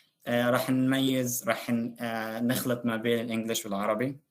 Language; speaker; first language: Arabic; native; Arabic